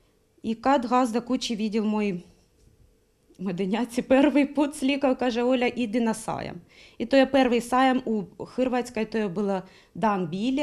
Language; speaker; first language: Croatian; non-native, learner; Ukrainian